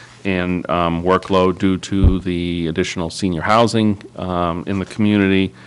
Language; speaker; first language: English; native; English